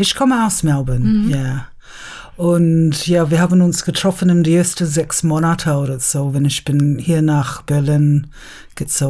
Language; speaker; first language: German; non-native, learner; English